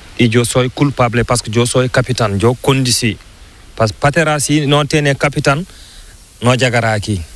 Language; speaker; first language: Spanish; non-native, learner; Fula